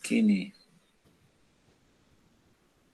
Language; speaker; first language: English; non-native, learner; Spanish